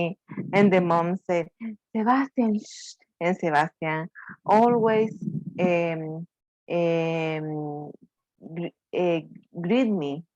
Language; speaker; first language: English; non-native, learner; Spanish